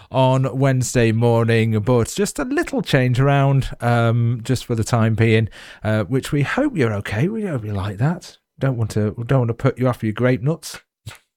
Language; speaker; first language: English; native; English